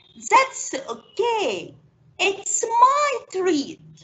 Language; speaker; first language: English; non-native, fluent; Arabic